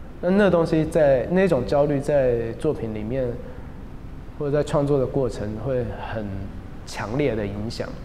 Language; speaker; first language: Chinese; non-native, local second language; Min Nan Chinese